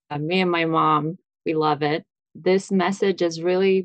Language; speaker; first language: English; early bilingual, other home language; Russian